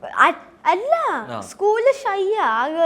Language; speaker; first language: Malayalam; early bilingual, heritage; Malayalam